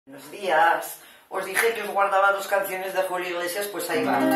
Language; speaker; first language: Spanish; native; Spanish